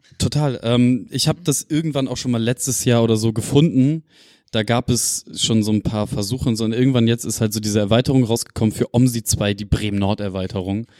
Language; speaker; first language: German; native; German